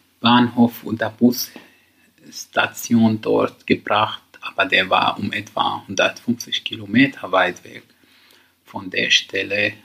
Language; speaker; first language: German; non-native, learner; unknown